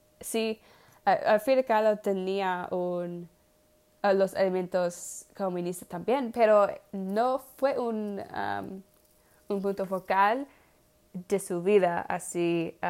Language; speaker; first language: Spanish; non-native, learner; English